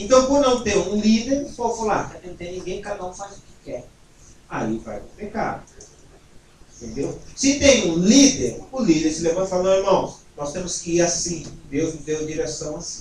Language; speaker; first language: Portuguese; native; Portuguese